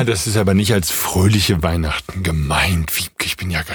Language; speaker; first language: German; native; German